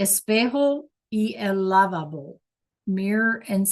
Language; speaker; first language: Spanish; non-native, fluent; English